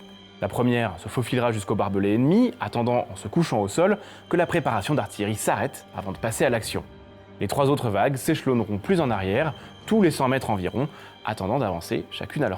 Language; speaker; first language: French; native; French